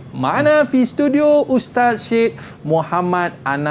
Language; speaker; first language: Arabic; non-native, learner; Malay